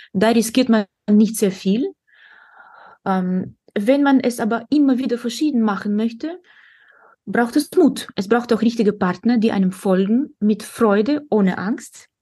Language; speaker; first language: German; non-native, fluent; Russian